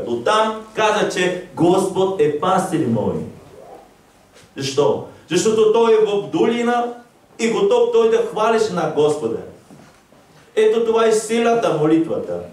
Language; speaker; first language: Bulgarian; non-native, learner; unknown